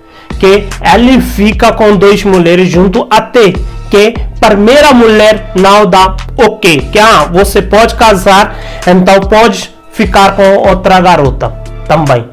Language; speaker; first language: Portuguese; non-native, learner; Hindi